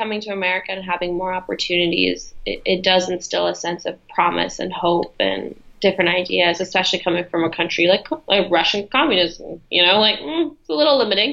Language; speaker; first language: English; early bilingual, other home language; Russian